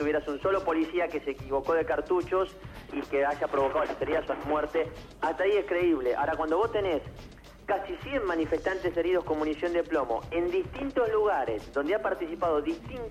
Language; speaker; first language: Spanish; native; Spanish